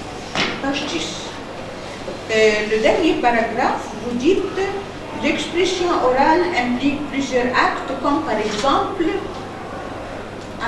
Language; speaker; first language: French; non-native, fluent; Arabic